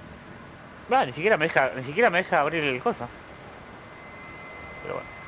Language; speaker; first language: Spanish; native; Spanish